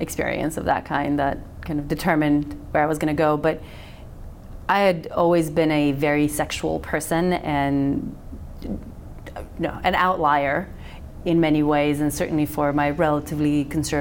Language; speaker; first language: English; non-native, fluent; Macedonian